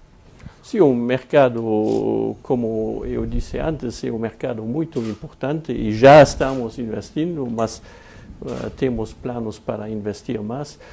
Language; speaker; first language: Portuguese; non-native, fluent; French